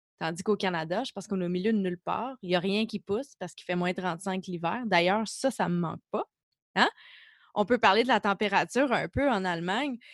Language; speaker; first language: French; native; French